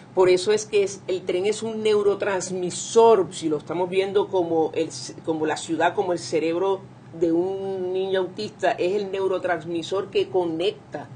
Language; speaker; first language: Spanish; native; Spanish